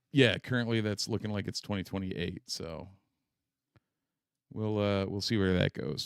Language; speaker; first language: English; native; English